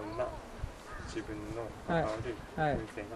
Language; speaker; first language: Japanese; native; Japanese